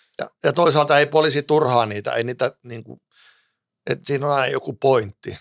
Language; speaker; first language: Finnish; native; Finnish